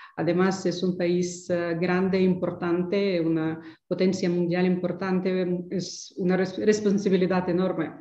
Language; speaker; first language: Spanish; non-native, fluent; Ukrainian